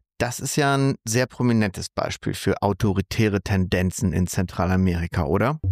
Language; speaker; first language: German; native; German